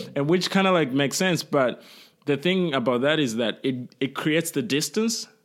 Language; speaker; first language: English; non-native, local second language; Kinyarwanda